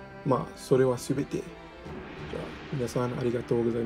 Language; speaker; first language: Japanese; non-native, learner; English